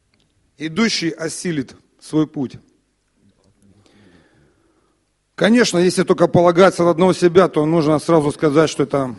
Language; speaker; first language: Russian; native; Russian